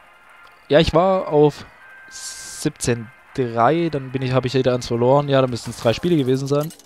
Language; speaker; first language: German; native; German